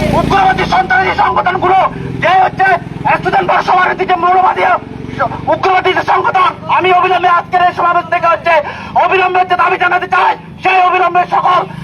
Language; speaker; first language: Bangla; non-native, local second language; Chakma